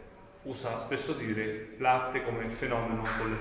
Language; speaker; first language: Italian; native; Italian